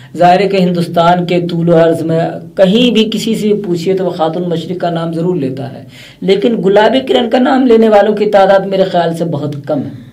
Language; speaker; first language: Urdu; native; Urdu